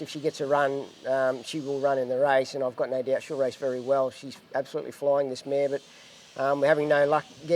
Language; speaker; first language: English; native; English